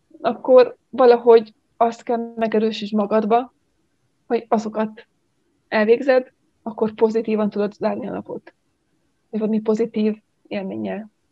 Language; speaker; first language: Hungarian; native; Hungarian